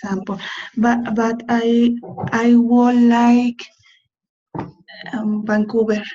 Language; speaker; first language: English; non-native, learner; Spanish